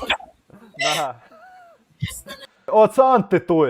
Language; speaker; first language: Finnish; native; Finnish